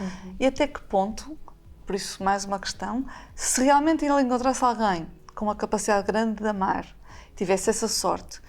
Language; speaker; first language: Portuguese; native; Portuguese